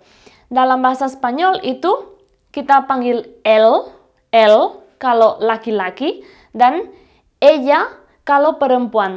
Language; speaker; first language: Indonesian; non-native, fluent; Spanish